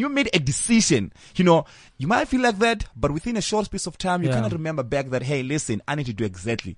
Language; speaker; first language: English; non-native, local second language; Northern Sotho